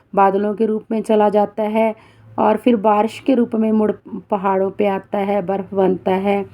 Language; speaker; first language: Hindi; non-native, local second language; Punjabi